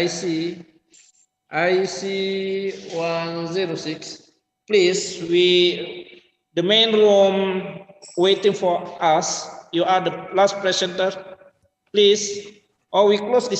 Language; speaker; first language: English; non-native, learner; Indonesian